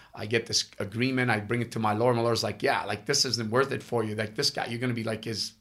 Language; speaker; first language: English; non-native, fluent; Italian